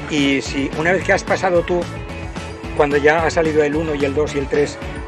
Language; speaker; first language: Spanish; native; Spanish